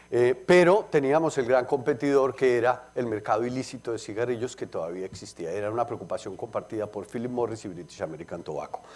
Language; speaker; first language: Spanish; native; Spanish